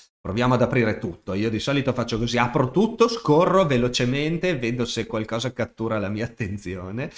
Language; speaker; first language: Italian; native; Italian